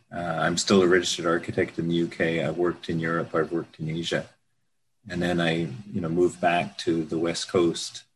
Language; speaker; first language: English; native; English